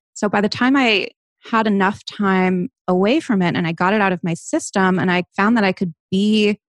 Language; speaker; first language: English; native; English